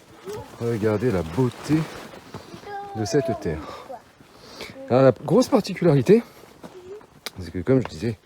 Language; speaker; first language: French; native; French